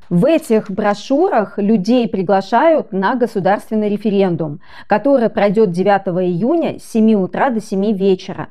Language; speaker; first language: Russian; native; Russian